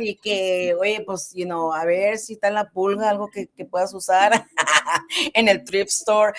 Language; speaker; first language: Spanish; early bilingual, other home language; English